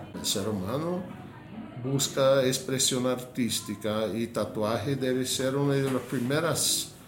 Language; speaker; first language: Spanish; non-native, fluent; English